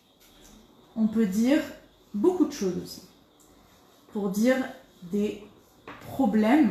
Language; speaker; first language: French; native; French